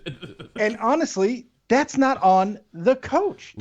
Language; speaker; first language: English; native; English